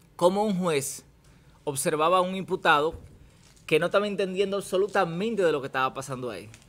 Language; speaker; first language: Spanish; native; Spanish